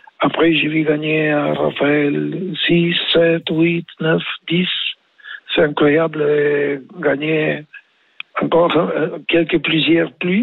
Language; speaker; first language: French; non-native, learner; Spanish